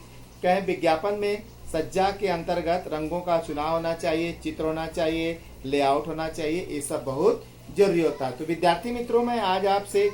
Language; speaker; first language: Hindi; native; Hindi